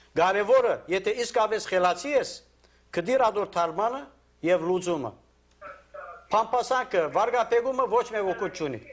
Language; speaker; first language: Armenian; native; Armenian